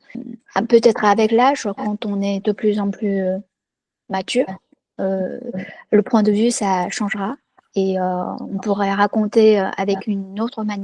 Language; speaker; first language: French; non-native, fluent; Chinese